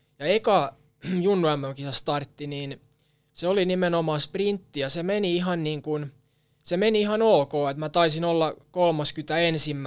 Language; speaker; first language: Finnish; non-native, local second language; Swedish